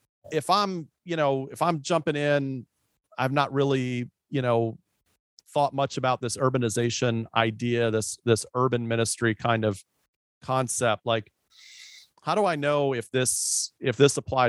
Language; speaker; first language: English; native; English